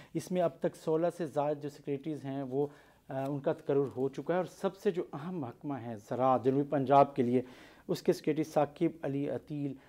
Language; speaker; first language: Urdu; non-native, local second language; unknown